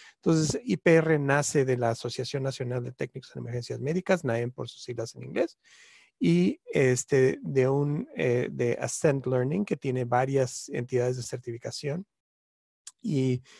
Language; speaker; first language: Spanish; native; Spanish